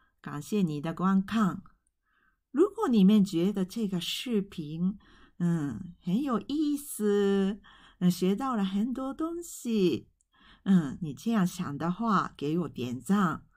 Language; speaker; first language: Chinese; non-native, fluent; Japanese